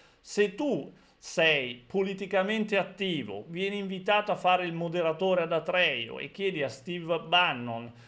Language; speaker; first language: Italian; native; Italian